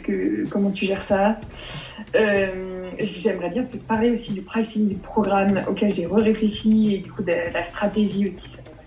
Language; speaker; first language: French; native; French